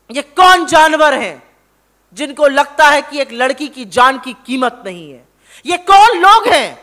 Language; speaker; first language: Hindi; native; Hindi